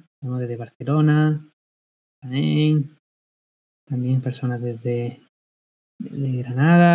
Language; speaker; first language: Spanish; native; Spanish